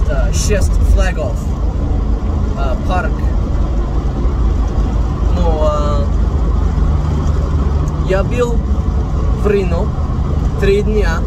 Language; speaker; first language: Russian; non-native, learner; English